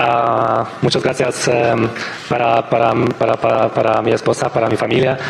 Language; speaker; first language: Spanish; non-native, learner; Polish